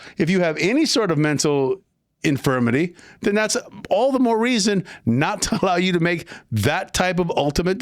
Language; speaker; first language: English; native; English